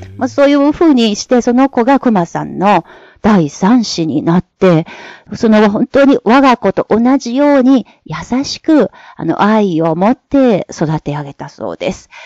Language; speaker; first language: Japanese; non-native, fluent; Chinese